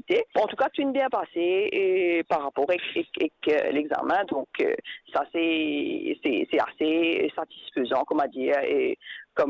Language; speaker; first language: French; non-native, local second language; Morisyen